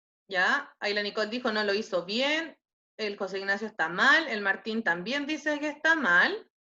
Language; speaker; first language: Spanish; native; Spanish